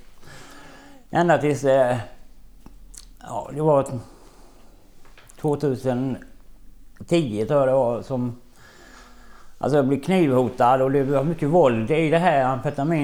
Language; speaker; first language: Swedish; native; Swedish